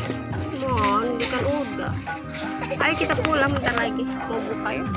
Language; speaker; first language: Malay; non-native, local second language; Sundanese